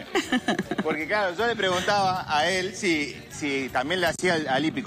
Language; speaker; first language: Spanish; native; Spanish